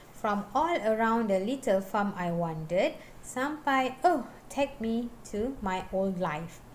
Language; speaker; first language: English; non-native, local second language; Malay